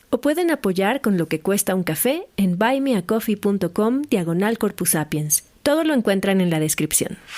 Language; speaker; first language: Spanish; native; Spanish